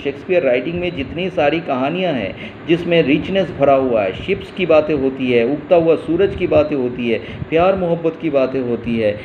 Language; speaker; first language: Hindi; native; Hindi